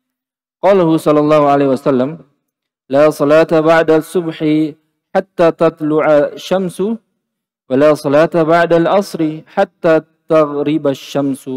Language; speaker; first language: Arabic; non-native, learner; Indonesian